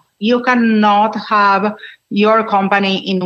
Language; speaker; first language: English; non-native, fluent; Spanish